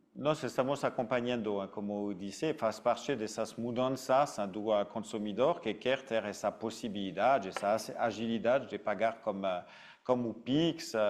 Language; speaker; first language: Portuguese; non-native, fluent; French